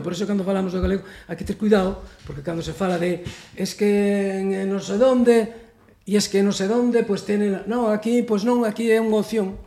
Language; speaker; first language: Galician; native; Galician